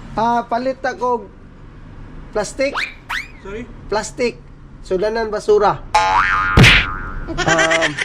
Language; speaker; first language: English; non-native, learner; Cebuano